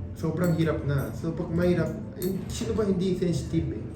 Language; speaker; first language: Filipino; non-native, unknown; Korean